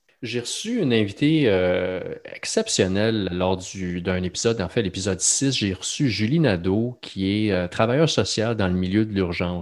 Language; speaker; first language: French; native; French